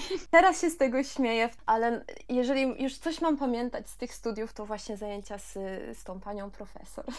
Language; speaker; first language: Polish; early bilingual, heritage; Polish